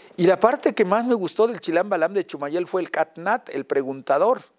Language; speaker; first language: Spanish; non-native, local second language; Yucateco